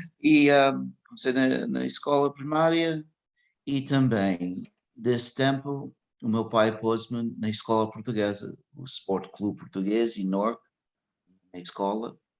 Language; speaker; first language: Portuguese; early bilingual, heritage; English